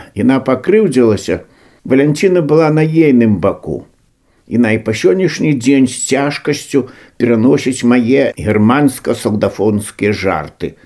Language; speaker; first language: Belarusian; native; Belarusian